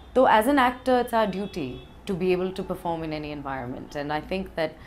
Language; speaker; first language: Hindi; early bilingual, other home language; English